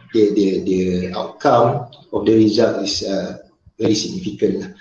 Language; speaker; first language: English; non-native, local second language; Malay